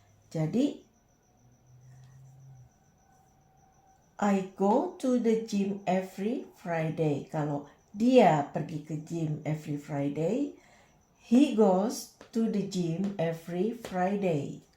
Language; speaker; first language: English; non-native, fluent; Indonesian